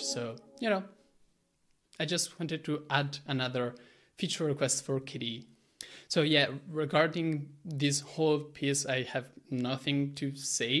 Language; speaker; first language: English; non-native, fluent; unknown